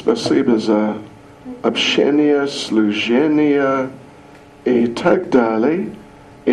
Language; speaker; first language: Russian; non-native, learner; English